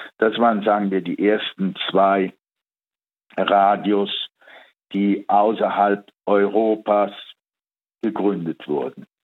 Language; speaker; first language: German; early bilingual, heritage; Italian